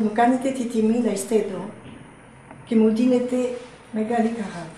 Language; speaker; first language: Greek; non-native, fluent; French